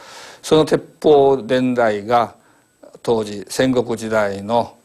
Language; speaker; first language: Japanese; native; Japanese